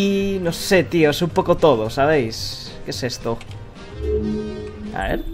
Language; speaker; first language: Spanish; native; Spanish